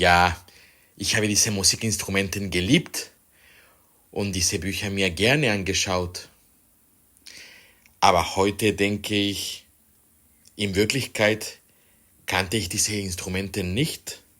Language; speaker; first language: German; non-native, fluent; Spanish